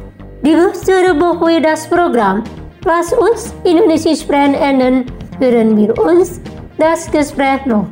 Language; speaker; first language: German; non-native, fluent; Indonesian